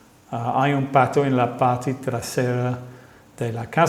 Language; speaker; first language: Spanish; non-native, fluent; English